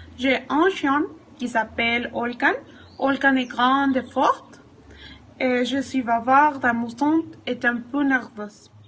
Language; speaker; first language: French; non-native, learner; Spanish